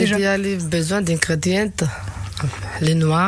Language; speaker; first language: French; non-native, learner; Georgian